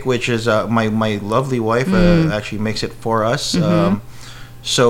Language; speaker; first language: English; non-native, local second language; Filipino